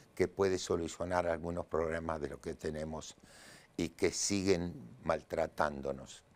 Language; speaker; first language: Spanish; native; Spanish